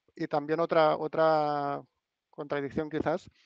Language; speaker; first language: Spanish; non-native, local second language; Catalan